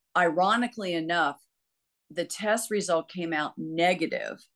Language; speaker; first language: English; native; English